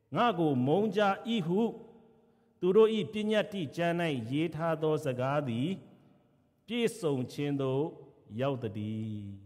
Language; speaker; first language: Burmese; non-native, local second language; Kachin